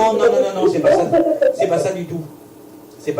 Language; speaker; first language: French; native; French